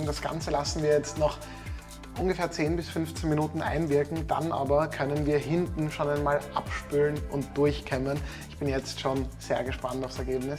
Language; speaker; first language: German; native; German